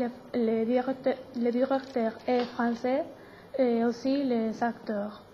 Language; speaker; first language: French; non-native, learner; Spanish